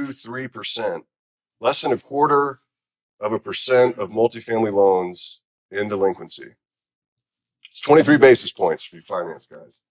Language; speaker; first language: English; native; English